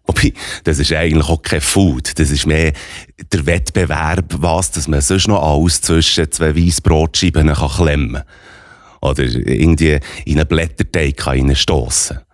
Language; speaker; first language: German; native; German